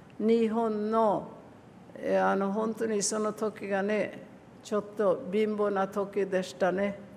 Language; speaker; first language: Japanese; non-native, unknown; Swedish